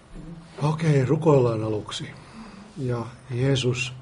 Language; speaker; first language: Finnish; native; Finnish